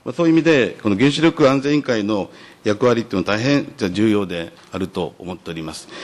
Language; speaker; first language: Japanese; native; Japanese